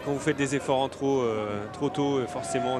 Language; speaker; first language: French; native; French